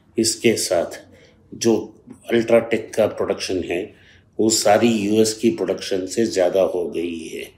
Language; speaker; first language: Hindi; non-native, local second language; Tamil